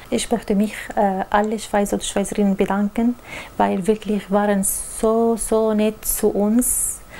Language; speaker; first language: German; non-native, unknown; Arabic